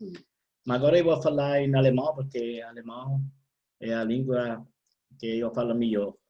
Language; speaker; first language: Portuguese; non-native, learner; Italian